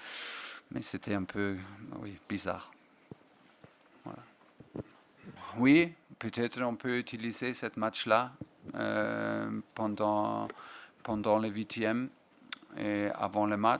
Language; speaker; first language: French; non-native, fluent; German